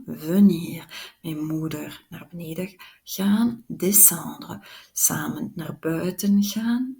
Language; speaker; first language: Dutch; non-native, local second language; French